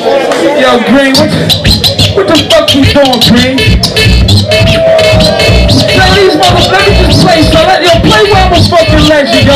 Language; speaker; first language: English; native; English